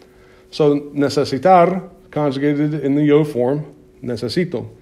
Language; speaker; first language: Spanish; non-native, fluent; English